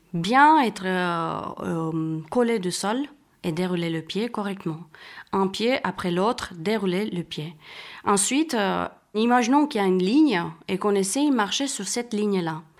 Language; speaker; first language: French; non-native, fluent; Romanian